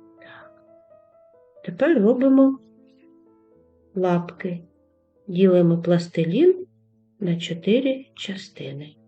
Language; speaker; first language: Ukrainian; native; Ukrainian